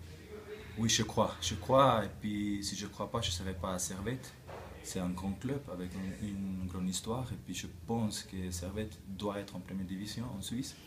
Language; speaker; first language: French; non-native, local second language; German